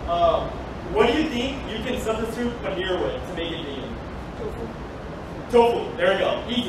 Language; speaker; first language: English; native; English